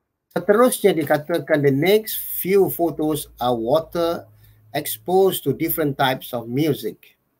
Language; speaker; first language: English; non-native, local second language; Malay